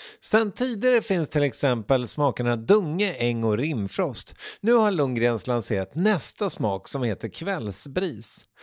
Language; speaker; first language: Swedish; native; Swedish